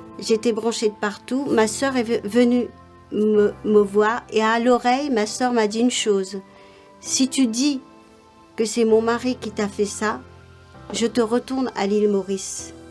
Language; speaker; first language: French; non-native, local second language; Morisyen